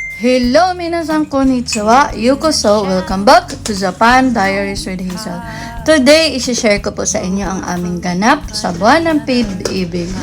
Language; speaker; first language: Filipino; native; Filipino